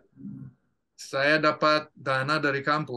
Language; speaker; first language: Indonesian; non-native, fluent; English